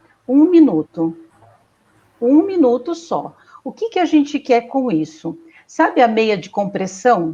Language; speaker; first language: Portuguese; native; Portuguese